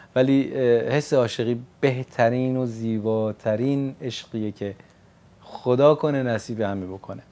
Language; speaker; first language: Persian; non-native, local second language; Kurdish